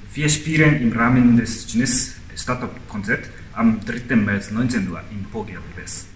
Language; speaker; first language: German; non-native, fluent; Japanese